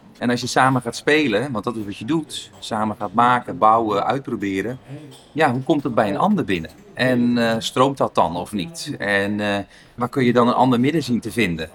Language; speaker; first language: Dutch; native; Dutch